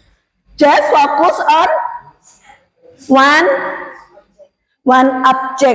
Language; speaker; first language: English; non-native, learner; Indonesian